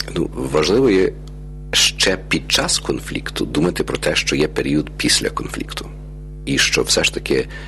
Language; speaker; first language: Ukrainian; early bilingual, heritage; Ukrainian